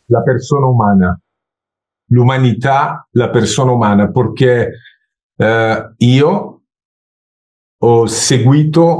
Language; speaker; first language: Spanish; non-native, learner; Italian